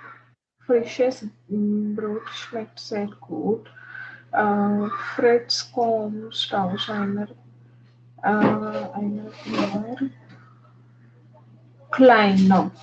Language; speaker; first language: German; non-native, learner; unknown